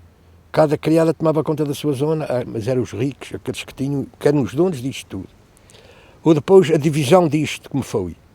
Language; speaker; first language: Portuguese; native; Portuguese